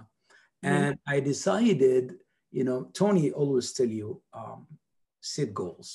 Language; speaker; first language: English; non-native, fluent; Arabic